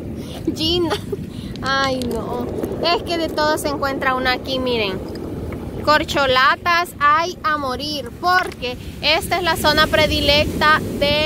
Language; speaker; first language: Spanish; native; Spanish